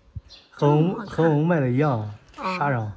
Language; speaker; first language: Chinese; native; Chinese